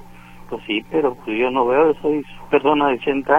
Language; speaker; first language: Spanish; native; Spanish